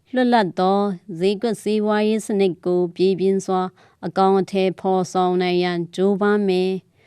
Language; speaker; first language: Burmese; non-native, local second language; Tedim Chin